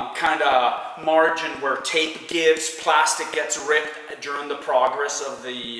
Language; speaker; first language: English; non-native, fluent; Swedish